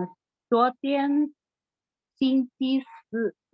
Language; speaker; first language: Chinese; non-native, learner; Indonesian